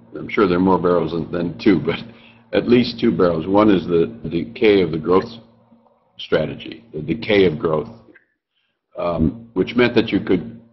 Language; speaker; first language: English; native; English